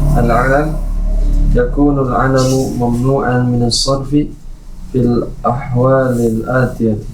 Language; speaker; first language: Arabic; non-native, learner; Indonesian